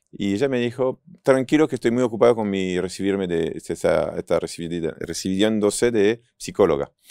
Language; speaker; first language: Spanish; non-native, fluent; French